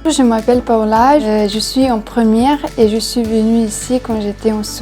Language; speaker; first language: French; non-native, fluent; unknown